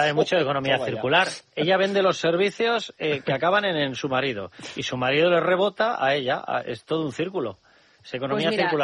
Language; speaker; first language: Spanish; native; Spanish